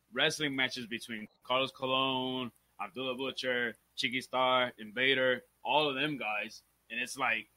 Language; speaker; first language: English; early bilingual, other home language; Spanish